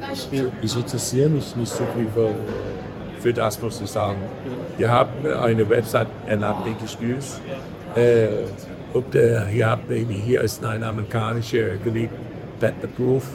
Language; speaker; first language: German; non-native, learner; Danish